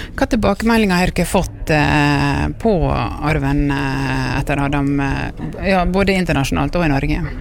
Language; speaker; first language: Norwegian; native; Norwegian